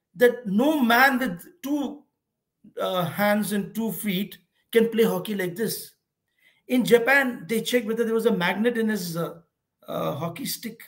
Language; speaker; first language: English; non-native, local second language; Hindi